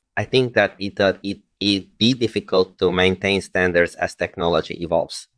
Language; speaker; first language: English; non-native, fluent; Polish